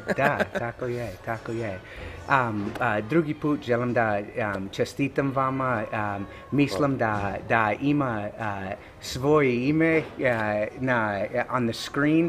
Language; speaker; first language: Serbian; non-native, learner; English